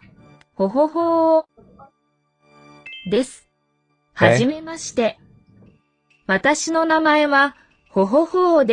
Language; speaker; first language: Japanese; non-native, learner; English